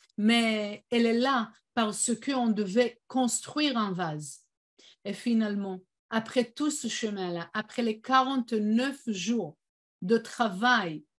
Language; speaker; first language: French; non-native, fluent; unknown